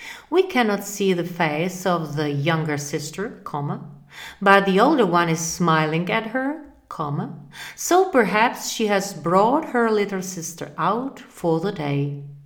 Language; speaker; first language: English; non-native, fluent; Czech